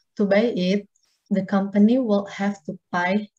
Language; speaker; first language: English; non-native, learner; Indonesian